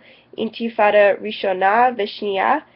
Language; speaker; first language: Hebrew; non-native, learner; English